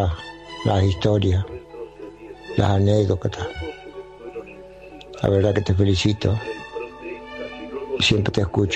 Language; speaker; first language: Spanish; native; Spanish